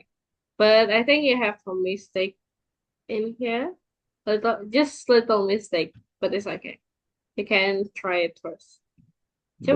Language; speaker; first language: English; non-native, fluent; Indonesian